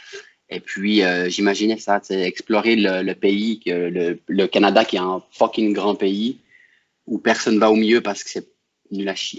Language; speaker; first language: French; native; French